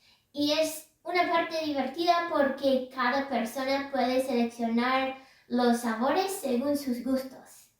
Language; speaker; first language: Spanish; non-native, fluent; English